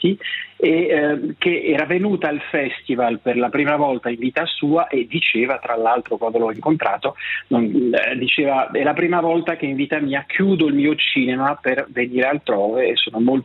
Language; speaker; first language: Italian; non-native, local second language; French